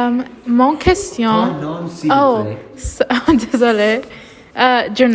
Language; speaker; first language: French; non-native, learner; English